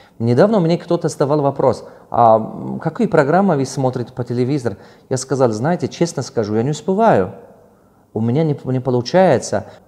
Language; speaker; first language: Russian; non-native, local second language; Tajik